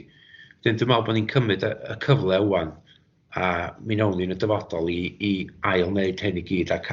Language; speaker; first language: Welsh; native; Welsh